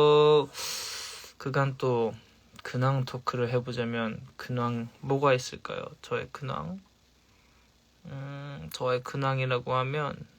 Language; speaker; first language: Korean; native; Korean